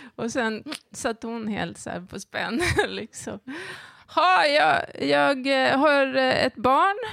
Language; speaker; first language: Swedish; native; Swedish